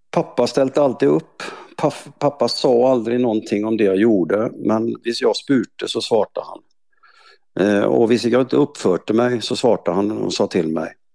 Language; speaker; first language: Swedish; native; Swedish